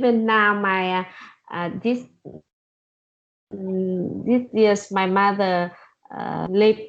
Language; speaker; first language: English; non-native, learner; Vietnamese